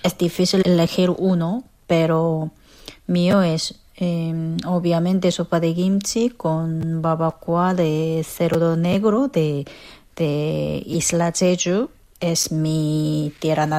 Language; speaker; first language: Spanish; non-native, fluent; Korean